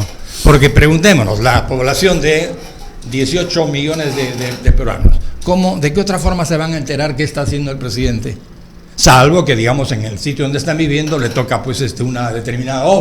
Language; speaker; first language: Spanish; native; Spanish